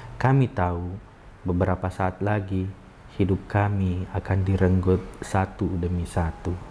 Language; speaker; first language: Indonesian; non-native, local second language; Buginese